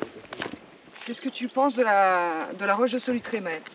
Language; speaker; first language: French; native; French